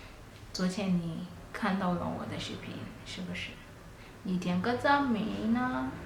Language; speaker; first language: Chinese; non-native, fluent; Kalenjin